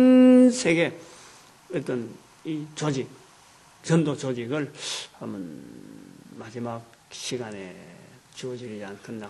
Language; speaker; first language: Korean; native; Korean